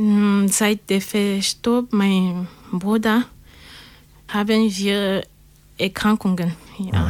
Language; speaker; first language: German; non-native, learner; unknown